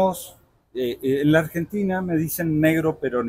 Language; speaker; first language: Spanish; native; Spanish